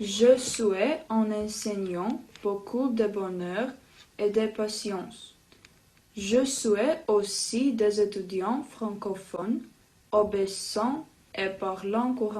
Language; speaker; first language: French; non-native, learner; Lithuanian